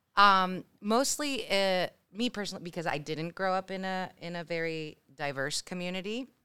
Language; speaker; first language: English; early bilingual, other home language; Spanish